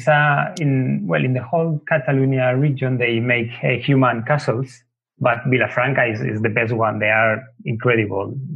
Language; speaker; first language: English; non-native, fluent; Spanish